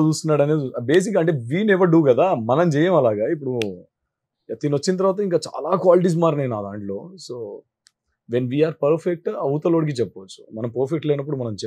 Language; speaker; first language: Telugu; native; Telugu